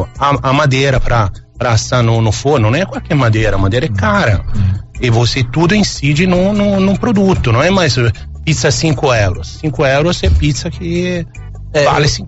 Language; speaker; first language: Portuguese; non-native, fluent; Italian